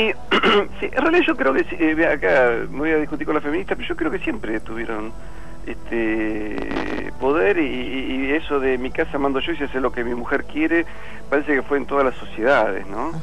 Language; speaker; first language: Spanish; native; Spanish